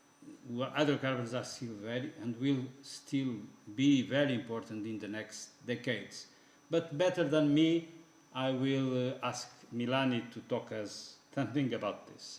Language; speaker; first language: English; non-native, fluent; Portuguese